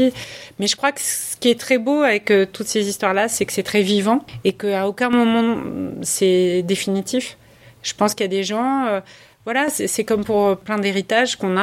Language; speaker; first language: French; early bilingual, other home language; English